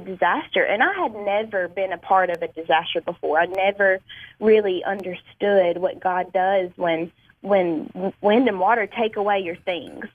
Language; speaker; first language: English; native; English